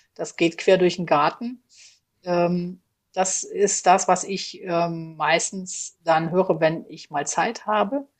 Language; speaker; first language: German; native; German